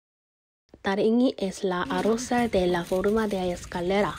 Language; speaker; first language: Spanish; non-native, learner; Korean